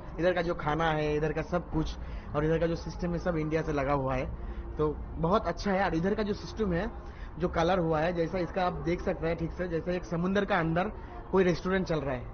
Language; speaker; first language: Hindi; non-native, local second language; Bangla